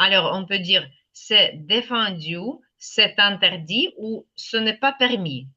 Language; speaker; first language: French; non-native, fluent; Ukrainian